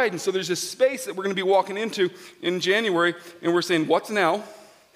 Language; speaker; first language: English; native; English